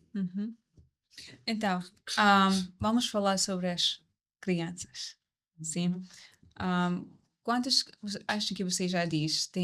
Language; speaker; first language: Portuguese; non-native, learner; English